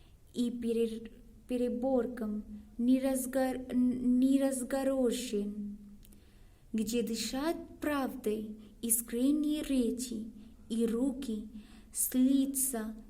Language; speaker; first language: Russian; non-native, learner; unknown